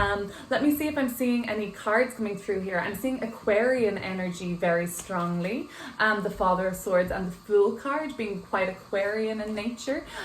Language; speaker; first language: English; native; English